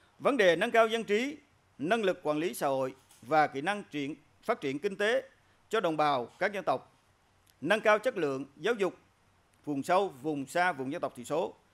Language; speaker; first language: Vietnamese; non-native, local second language; Eastern Cham